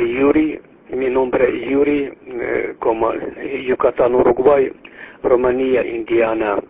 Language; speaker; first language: Spanish; non-native, learner; Russian